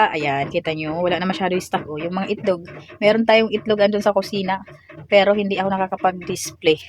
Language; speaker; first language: Filipino; non-native, local second language; Waray